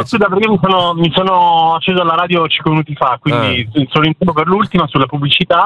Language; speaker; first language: Italian; native; Italian